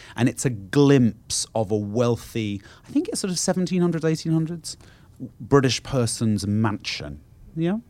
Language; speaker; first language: English; native; English